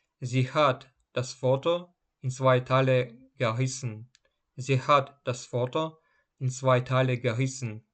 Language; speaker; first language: German; non-native, fluent; Ukrainian